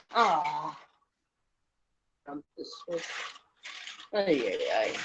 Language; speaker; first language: English; native; English